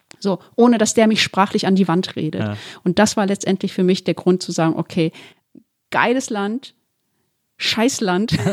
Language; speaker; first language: German; early bilingual, other home language; Turkish